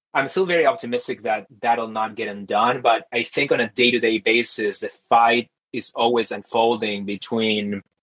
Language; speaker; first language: English; early bilingual, other home language; Spanish